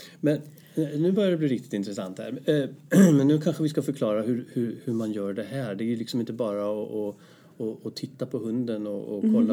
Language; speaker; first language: Swedish; native; Swedish